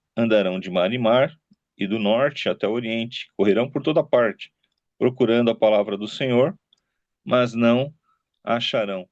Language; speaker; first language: Portuguese; native; Portuguese